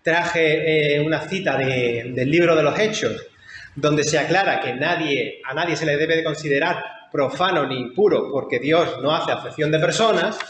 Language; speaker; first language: Spanish; native; Spanish